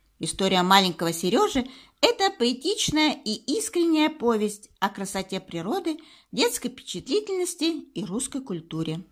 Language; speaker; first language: Russian; native; Russian